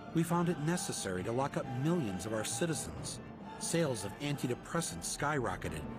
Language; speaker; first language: English; native; English